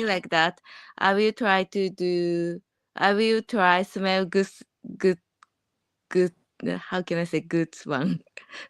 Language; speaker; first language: English; non-native, learner; Japanese